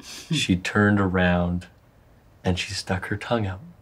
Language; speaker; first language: English; native; English